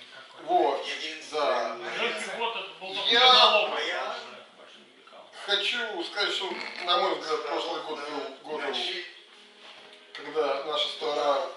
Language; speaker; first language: Russian; native; Russian